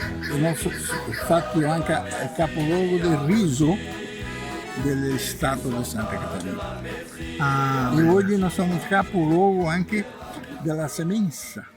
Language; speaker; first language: Italian; early bilingual, heritage; Portuguese